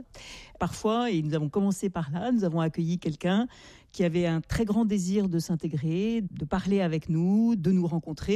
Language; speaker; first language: French; native; French